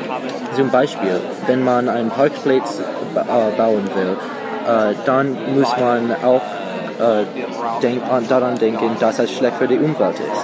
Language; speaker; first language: German; non-native, learner; English